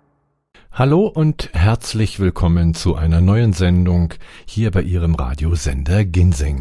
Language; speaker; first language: German; native; German